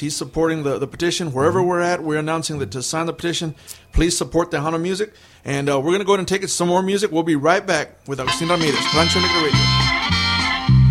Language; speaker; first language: English; early bilingual, other home language; Spanish